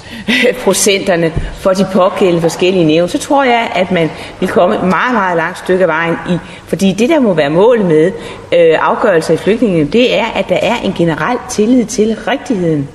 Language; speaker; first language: Danish; native; Danish